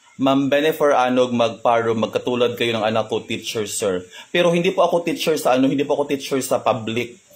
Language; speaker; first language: Filipino; non-native, local second language; Cebuano